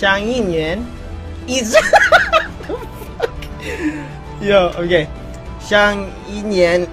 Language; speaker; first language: Chinese; non-native, learner; Filipino